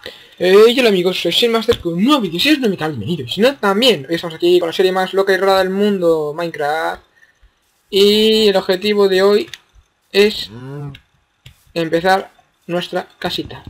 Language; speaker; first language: Spanish; native; Spanish